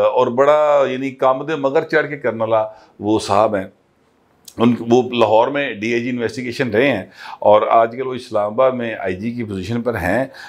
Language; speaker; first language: Urdu; non-native, local second language; Punjabi